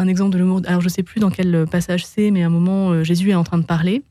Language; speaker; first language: French; native; French